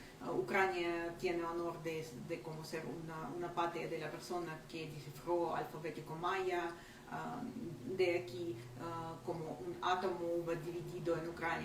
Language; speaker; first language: Spanish; non-native, fluent; Ukrainian